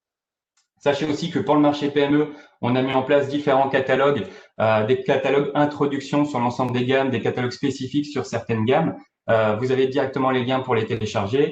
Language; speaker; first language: French; native; French